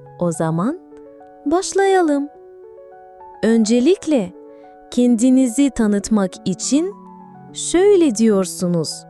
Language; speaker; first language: Turkish; non-native, fluent; Russian